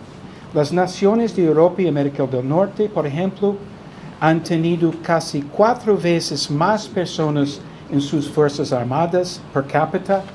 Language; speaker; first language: Spanish; non-native, fluent; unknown